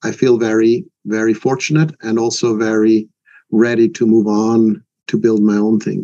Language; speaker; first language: English; non-native, fluent; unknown